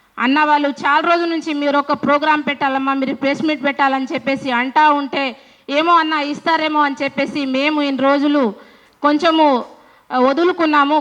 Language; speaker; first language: Telugu; non-native, local second language; Lambadi